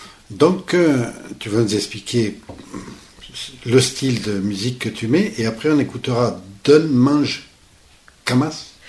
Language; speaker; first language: French; native; French